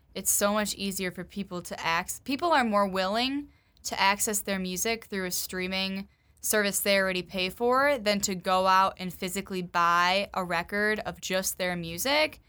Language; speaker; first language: English; native; English